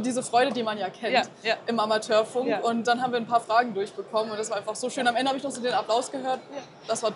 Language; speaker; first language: German; native; German